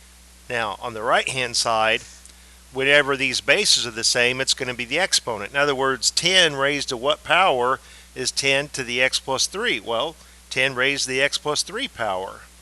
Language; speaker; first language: English; native; English